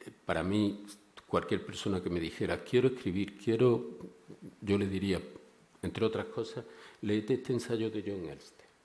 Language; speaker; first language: Spanish; native; Spanish